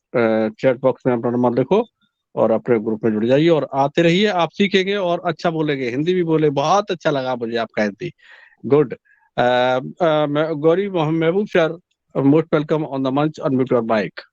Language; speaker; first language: Hindi; native; Hindi